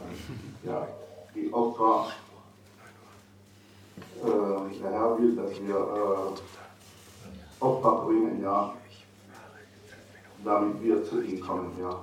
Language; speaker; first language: German; non-native, fluent; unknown